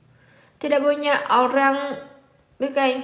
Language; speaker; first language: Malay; non-native, learner; Vietnamese